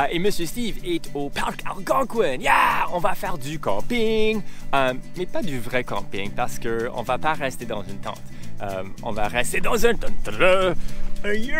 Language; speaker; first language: French; non-native, local second language; English